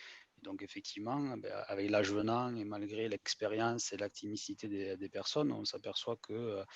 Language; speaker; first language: French; native; French